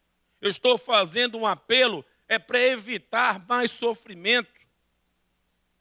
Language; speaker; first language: Portuguese; native; Portuguese